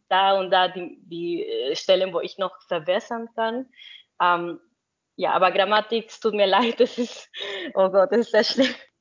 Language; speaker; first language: German; non-native, fluent; Spanish